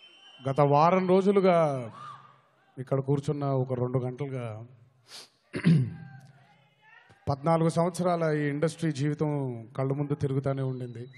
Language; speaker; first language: Telugu; native; Telugu